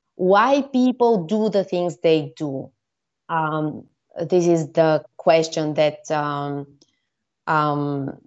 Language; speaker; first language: English; non-native, fluent; Bulgarian